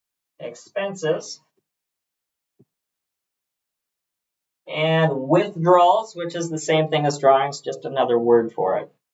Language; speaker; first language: English; native; English